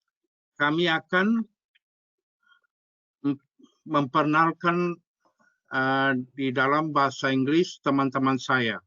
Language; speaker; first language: Indonesian; non-native, fluent; English